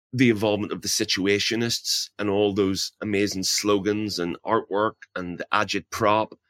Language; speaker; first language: English; native; English